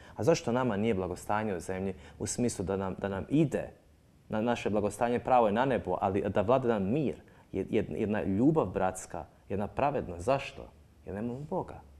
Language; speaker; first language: Croatian; native; Croatian